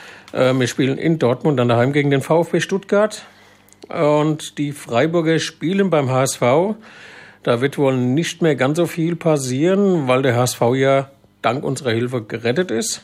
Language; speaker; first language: German; native; German